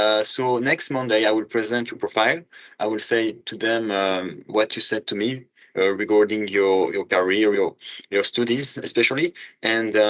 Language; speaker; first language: English; non-native, fluent; French